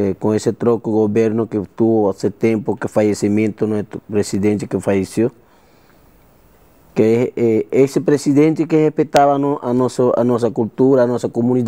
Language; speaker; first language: Portuguese; non-native, learner; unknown